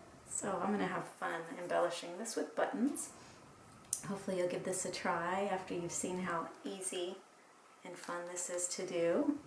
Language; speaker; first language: English; native; English